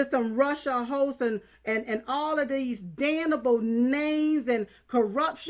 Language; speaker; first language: English; native; English